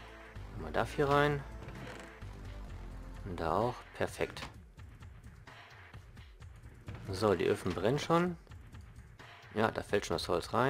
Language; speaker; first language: German; native; German